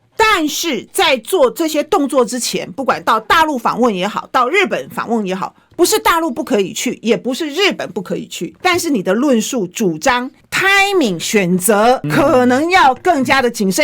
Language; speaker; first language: Chinese; native; Chinese